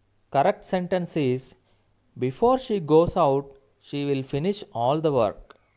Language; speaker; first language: English; non-native, local second language; Telugu